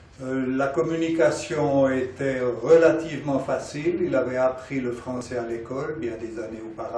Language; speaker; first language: French; native; French